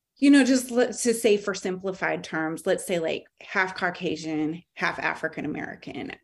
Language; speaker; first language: English; native; English